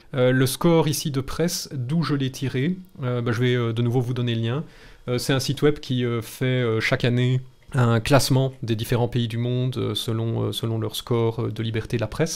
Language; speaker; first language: French; native; French